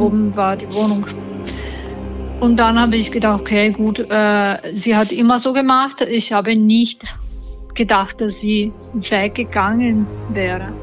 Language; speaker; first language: German; non-native, learner; Italian